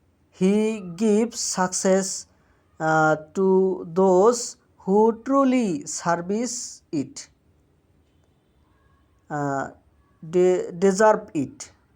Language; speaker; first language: English; non-native, local second language; Bangla